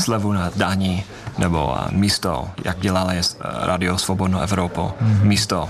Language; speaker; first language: Czech; non-native, fluent; English